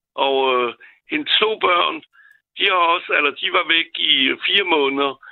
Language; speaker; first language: Danish; non-native, fluent; French